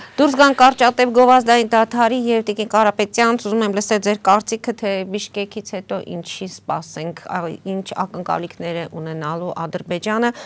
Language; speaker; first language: Armenian; native; Armenian